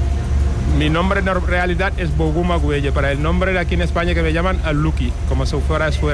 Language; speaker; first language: Spanish; non-native, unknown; Wolof